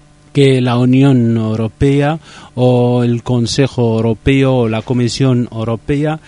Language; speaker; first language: Spanish; non-native, fluent; Riffian